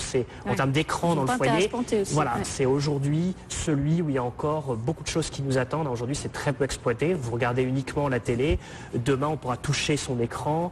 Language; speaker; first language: French; native; French